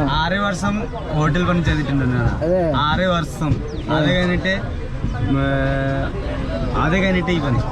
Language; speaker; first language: Malayalam; non-native, learner; Bangla